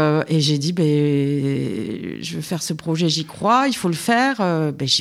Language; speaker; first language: French; native; French